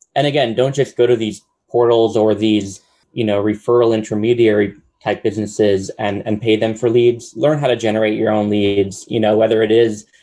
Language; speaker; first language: English; native; English